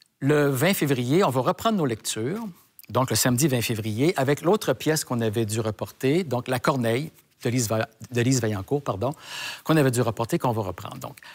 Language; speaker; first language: French; native; French